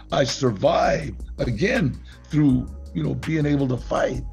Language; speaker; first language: English; native; English